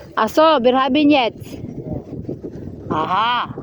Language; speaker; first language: German; non-native, learner; Cebuano